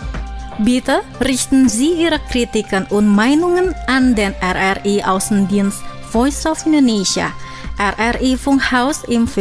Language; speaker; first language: German; non-native, fluent; Indonesian